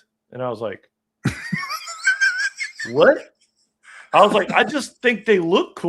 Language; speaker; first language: English; native; English